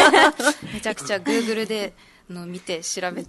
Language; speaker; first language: Japanese; native; Japanese